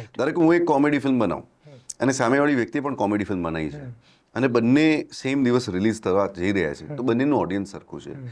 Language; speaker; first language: Gujarati; non-native, local second language; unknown